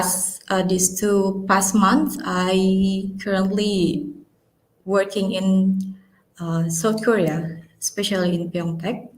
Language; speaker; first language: English; non-native, learner; Indonesian